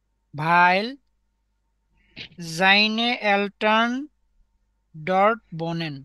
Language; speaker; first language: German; non-native, learner; Bangla